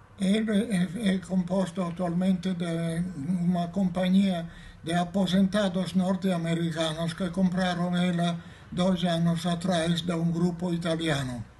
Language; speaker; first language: Portuguese; non-native, fluent; Italian